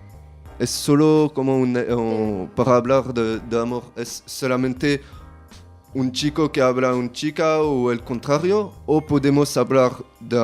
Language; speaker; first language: Spanish; non-native, learner; French